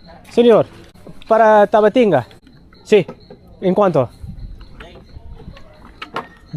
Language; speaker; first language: Spanish; non-native, learner; English